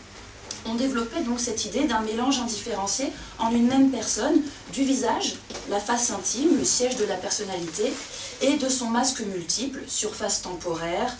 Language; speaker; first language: French; native; French